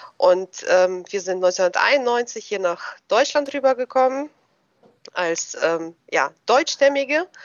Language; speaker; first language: German; early bilingual, other home language; Russian